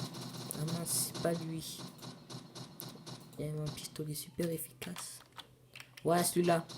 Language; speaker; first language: French; native; French